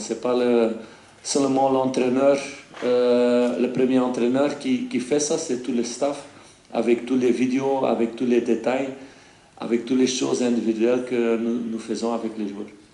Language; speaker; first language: French; non-native, fluent; Dutch